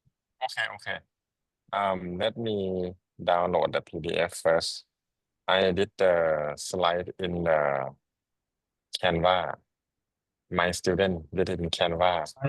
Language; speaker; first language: English; non-native, fluent; Thai